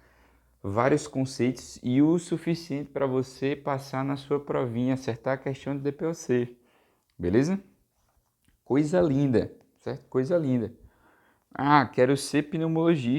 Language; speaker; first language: Portuguese; native; Portuguese